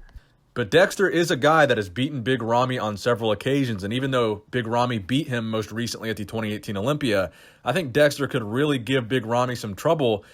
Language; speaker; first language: English; native; English